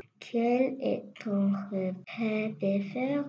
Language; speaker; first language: French; non-native, learner; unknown